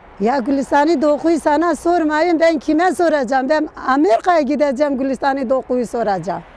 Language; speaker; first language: Turkish; non-native, local second language; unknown